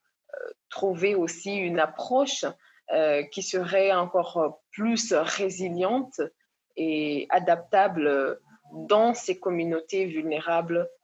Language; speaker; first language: French; non-native, local second language; Comorian